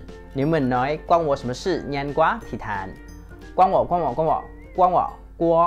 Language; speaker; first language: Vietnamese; non-native, fluent; Chinese